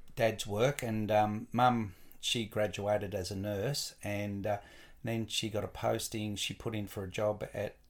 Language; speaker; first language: English; native; English